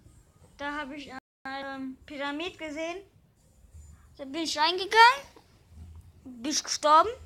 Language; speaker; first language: German; early bilingual, other home language; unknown